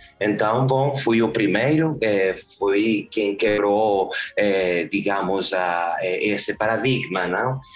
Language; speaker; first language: Portuguese; early bilingual, heritage; Spanish